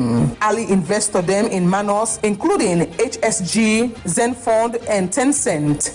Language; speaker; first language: English; non-native, local second language; Krio